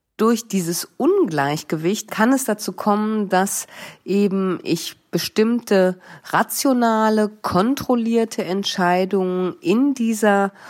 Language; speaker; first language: German; native; German